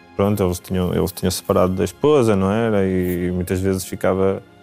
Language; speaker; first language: Portuguese; native; Portuguese